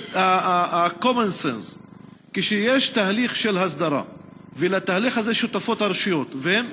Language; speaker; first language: Hebrew; non-native, local second language; Arabic